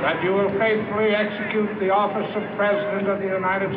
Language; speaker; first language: English; native; English